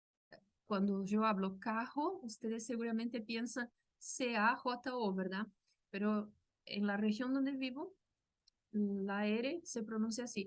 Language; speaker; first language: Spanish; non-native, fluent; Portuguese